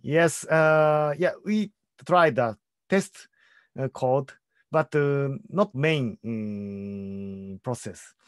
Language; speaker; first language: English; non-native, learner; Japanese